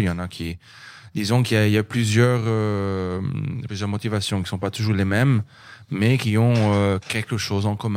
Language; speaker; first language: French; non-native, local second language; Arabic